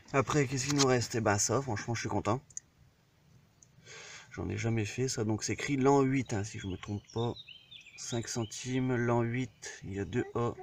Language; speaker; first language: French; native; French